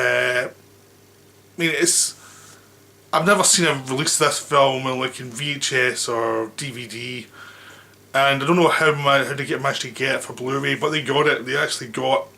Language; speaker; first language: English; native; English